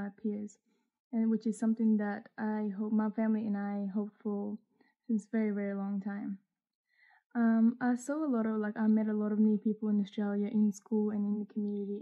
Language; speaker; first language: English; early bilingual, other home language; Persian